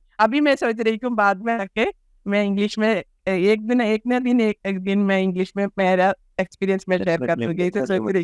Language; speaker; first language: Hindi; non-native, local second language; Malayalam